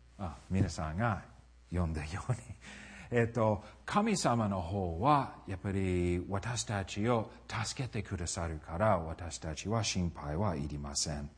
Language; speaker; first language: Japanese; non-native, fluent; English